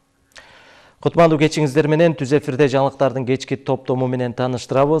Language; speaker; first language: Kyrgyz; native; Kyrgyz